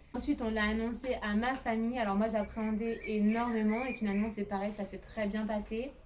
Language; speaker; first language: French; native; French